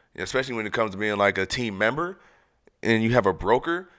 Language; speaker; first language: English; native; English